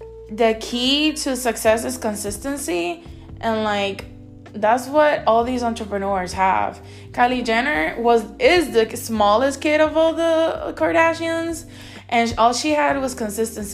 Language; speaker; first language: English; early bilingual, other home language; Spanish